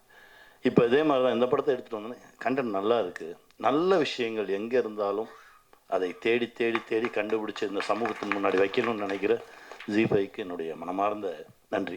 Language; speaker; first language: Tamil; native; Tamil